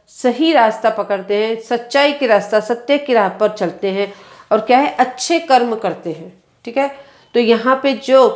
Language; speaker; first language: Hindi; non-native, local second language; Kannada